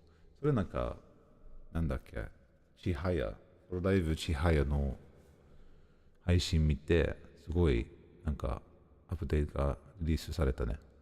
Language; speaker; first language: Japanese; non-native, learner; English